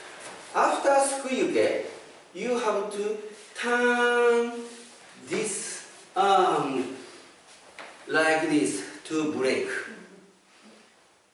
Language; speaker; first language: English; non-native, fluent; Japanese